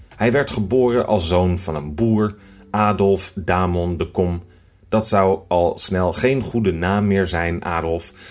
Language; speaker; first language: Dutch; native; Dutch